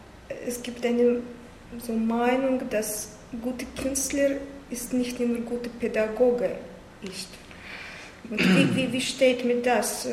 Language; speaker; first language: German; non-native, learner; Russian